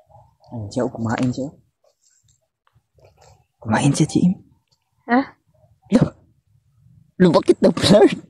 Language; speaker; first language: Filipino; non-native, local second language; Cebuano